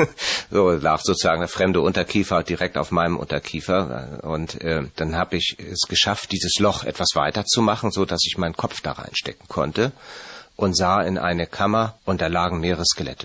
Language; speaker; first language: German; native; German